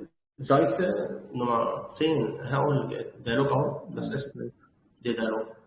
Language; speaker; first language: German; non-native, fluent; Arabic